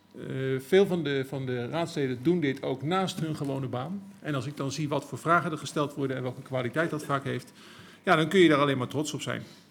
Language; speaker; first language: Dutch; native; Dutch